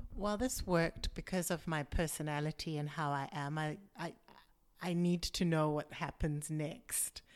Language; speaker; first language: English; non-native, local second language; Shona